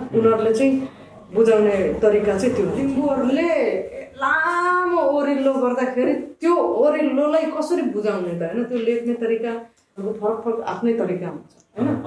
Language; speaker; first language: Nepali; non-native, local second language; Limbu